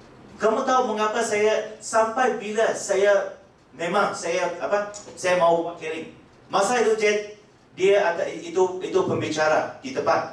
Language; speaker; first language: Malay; non-native, local second language; Chinese